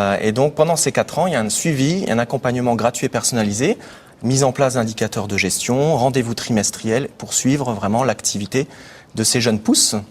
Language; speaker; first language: French; native; French